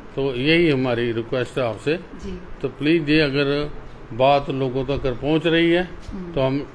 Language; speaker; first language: Hindi; native; Hindi